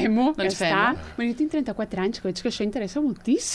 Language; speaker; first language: Catalan; native; Catalan